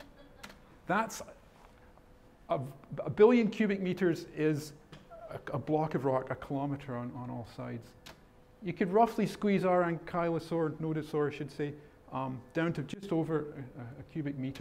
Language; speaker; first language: English; native; English